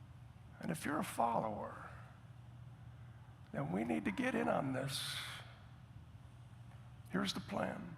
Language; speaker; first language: English; native; English